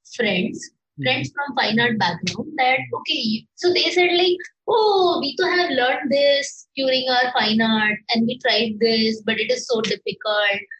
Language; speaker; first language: English; non-native, local second language; Marathi